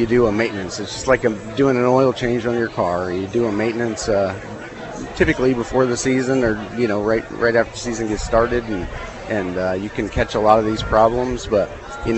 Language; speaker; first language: English; native; English